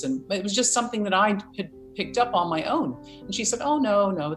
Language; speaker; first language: English; native; English